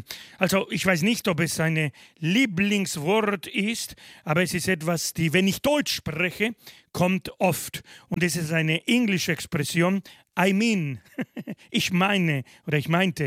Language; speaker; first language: German; non-native, fluent; Spanish